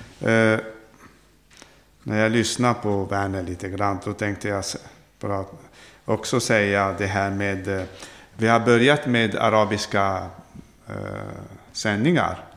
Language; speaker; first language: Swedish; non-native, fluent; Arabic